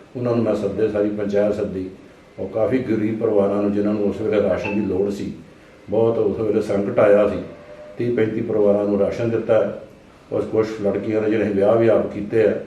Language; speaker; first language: Punjabi; native; Punjabi